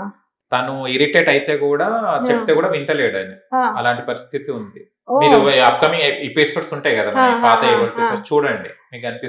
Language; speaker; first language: Telugu; native; Telugu